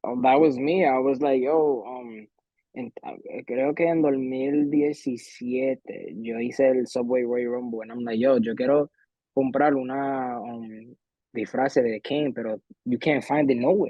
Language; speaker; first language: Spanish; early bilingual, heritage; Spanish